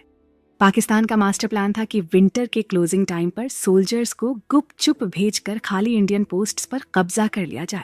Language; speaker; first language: Hindi; native; Hindi